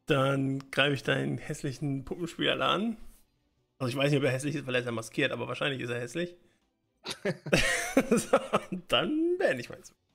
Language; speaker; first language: German; native; German